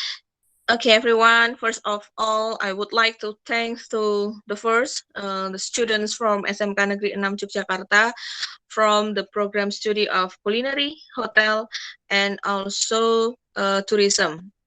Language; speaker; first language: English; non-native, fluent; Indonesian